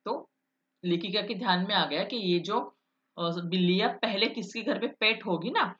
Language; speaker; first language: Hindi; non-native, local second language; Marathi